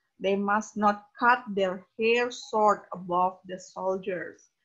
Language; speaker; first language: English; non-native, fluent; Indonesian